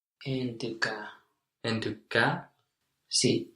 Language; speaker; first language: Finnish; non-native, learner; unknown